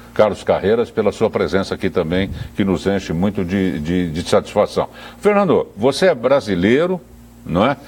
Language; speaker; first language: Portuguese; native; Portuguese